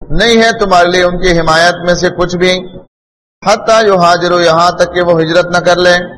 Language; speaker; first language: Urdu; non-native, local second language; Pashto